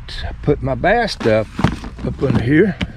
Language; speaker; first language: English; native; English